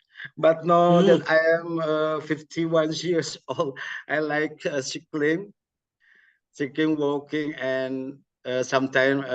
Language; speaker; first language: English; non-native, learner; Indonesian